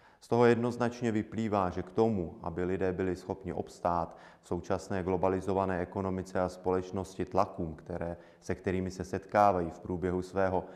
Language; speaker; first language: Czech; native; Czech